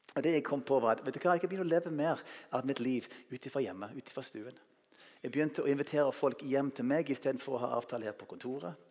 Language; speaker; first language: Norwegian; non-native, fluent; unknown